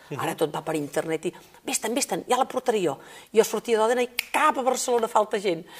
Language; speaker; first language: Catalan; native; Catalan